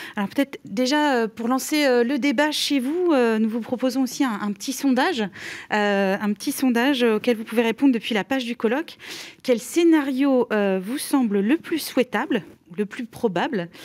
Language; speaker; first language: French; native; French